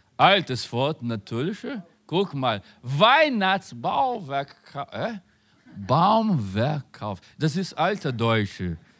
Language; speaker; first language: German; non-native, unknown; Spanish